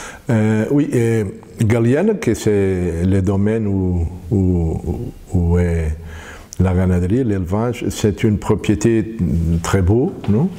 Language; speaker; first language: French; non-native, fluent; Portuguese